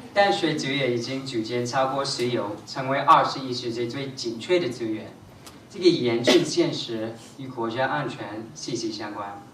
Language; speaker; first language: Chinese; non-native, fluent; English